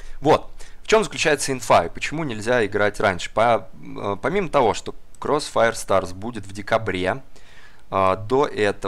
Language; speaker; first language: Russian; native; Russian